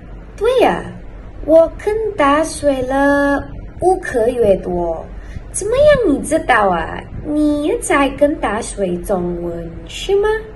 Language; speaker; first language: Chinese; non-native, learner; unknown